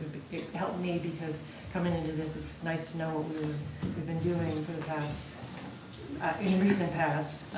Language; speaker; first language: English; native; English